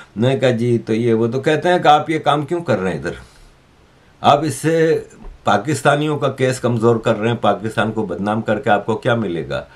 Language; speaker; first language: Urdu; native; Urdu